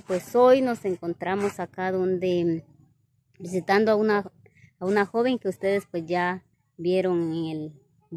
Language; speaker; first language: Spanish; native; Spanish